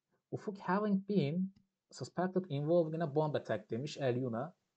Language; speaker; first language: English; non-native, fluent; Turkish